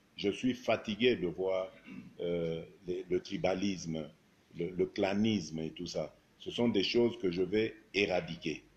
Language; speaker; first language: French; non-native, local second language; Luba-Lulua